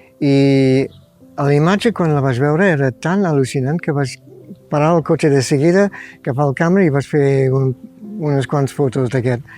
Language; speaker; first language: Catalan; non-native, fluent; English